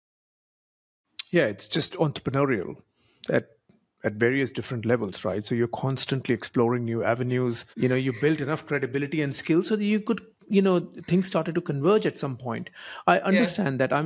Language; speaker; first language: English; non-native, local second language; Hindi